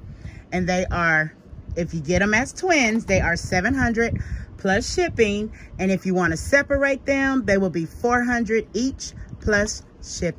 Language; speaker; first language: English; native; English